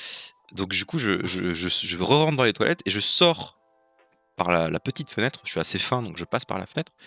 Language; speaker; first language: French; native; French